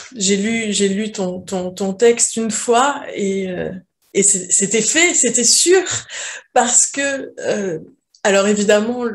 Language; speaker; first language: Portuguese; non-native, fluent; French